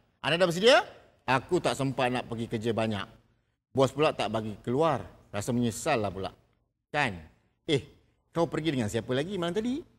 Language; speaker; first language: Malay; native; Malay